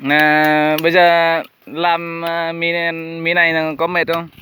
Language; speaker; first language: Vietnamese; non-native, local second language; Jarai